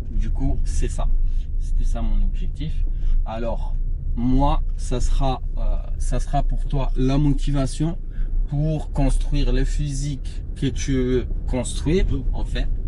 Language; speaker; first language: French; non-native, local second language; Arabic